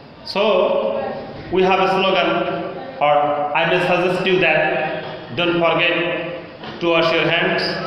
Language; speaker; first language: English; non-native, local second language; Bangla